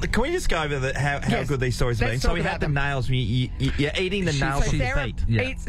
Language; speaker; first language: English; native; English